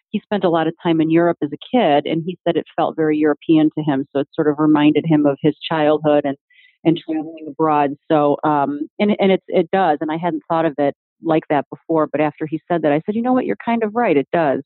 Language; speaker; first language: English; native; English